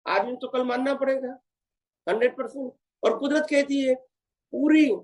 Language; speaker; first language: Hindi; non-native, local second language; Gujarati